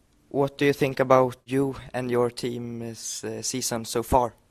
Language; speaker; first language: English; non-native, learner; Swedish